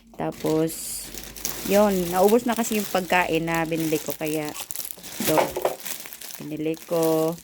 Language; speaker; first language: Filipino; native; Filipino